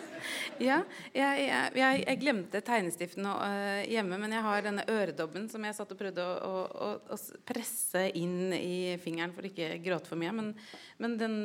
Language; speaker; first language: Norwegian; native; Norwegian